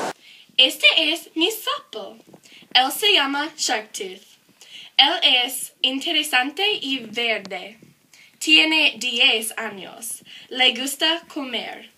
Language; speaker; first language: Spanish; non-native, learner; English